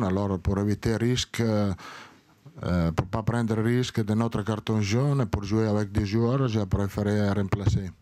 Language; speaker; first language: French; non-native, learner; Italian